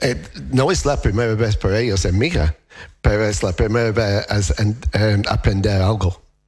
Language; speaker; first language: Spanish; non-native, learner; English